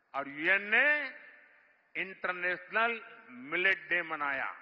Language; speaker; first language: Hindi; non-native, local second language; Gujarati